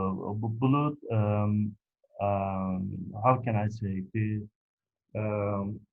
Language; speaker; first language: English; non-native, fluent; Turkish